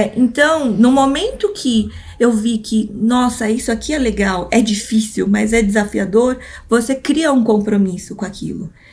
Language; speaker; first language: Portuguese; early bilingual, other home language; Korean